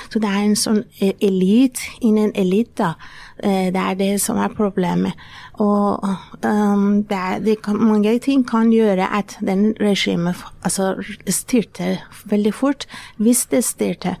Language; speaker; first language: Norwegian; non-native, fluent; Persian